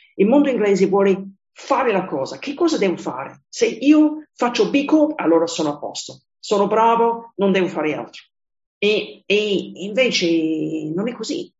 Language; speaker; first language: Italian; non-native, fluent; English